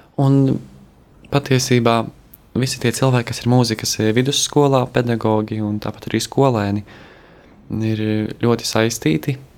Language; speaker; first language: Latvian; native; Latvian